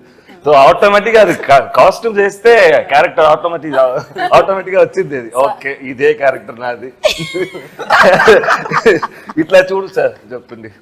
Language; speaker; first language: Telugu; non-native, learner; Tamil